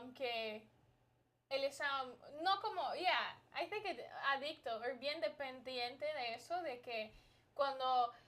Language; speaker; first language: Spanish; early bilingual, other home language; English